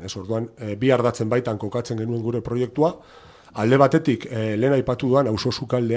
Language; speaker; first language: Basque; native; Basque